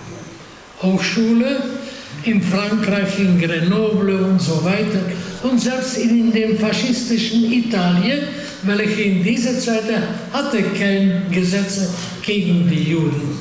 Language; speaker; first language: German; non-native, fluent; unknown